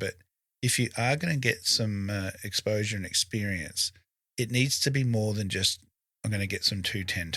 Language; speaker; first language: English; native; English